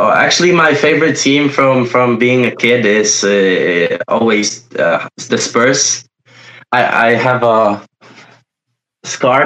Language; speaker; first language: English; non-native, fluent; Polish